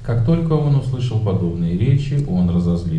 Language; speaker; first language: Russian; native; Russian